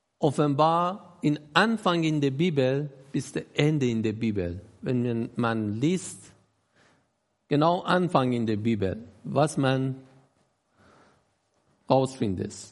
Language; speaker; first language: German; non-native, learner; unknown